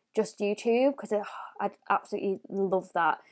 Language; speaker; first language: English; native; English